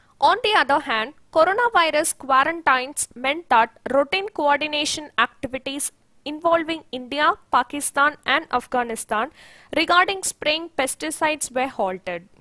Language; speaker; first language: English; non-native, local second language; Tamil